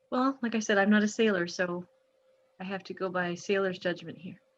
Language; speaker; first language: English; native; English